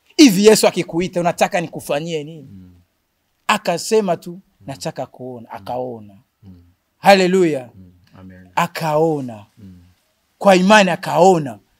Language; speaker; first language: Swahili; non-native, local second language; Rundi